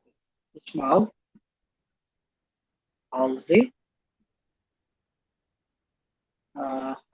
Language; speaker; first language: German; non-native, learner; Hindi